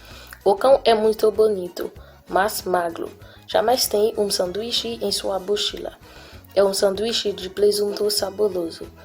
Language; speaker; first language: Portuguese; non-native, learner; Haitian Creole